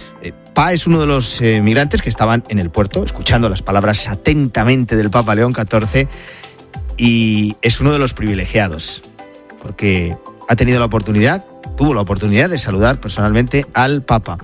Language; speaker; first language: Spanish; native; Spanish